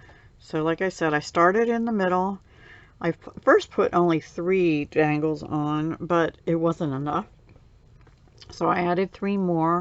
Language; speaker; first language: English; native; English